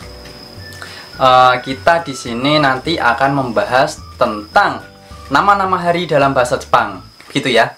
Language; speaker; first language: Indonesian; native; Indonesian